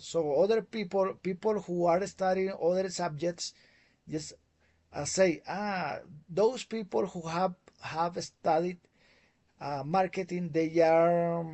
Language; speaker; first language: English; non-native, fluent; Spanish